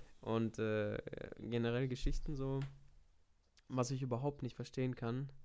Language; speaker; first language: German; early bilingual, other home language; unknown